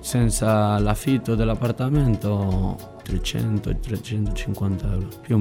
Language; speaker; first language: Italian; non-native, learner; Spanish